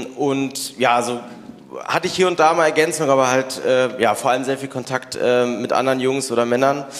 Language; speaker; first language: German; native; German